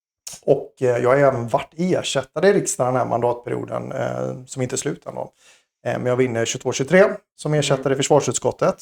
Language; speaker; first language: Swedish; native; Swedish